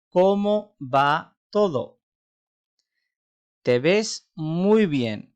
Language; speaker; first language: Spanish; non-native, fluent; Urdu